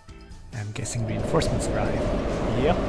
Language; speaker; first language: English; native; English